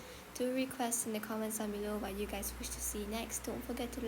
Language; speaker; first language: English; non-native, local second language; Malay